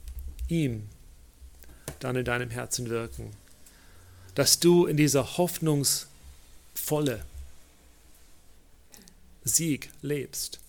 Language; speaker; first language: German; non-native, fluent; English